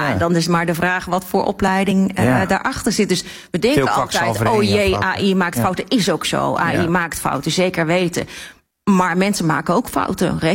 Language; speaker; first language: Dutch; native; Dutch